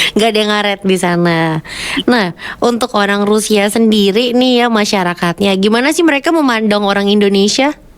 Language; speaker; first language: Indonesian; native; Indonesian